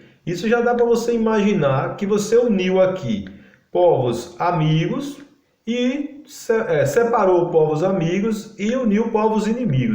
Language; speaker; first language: Portuguese; native; Portuguese